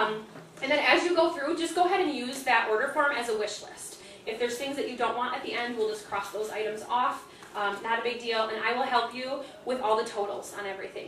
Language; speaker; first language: English; native; English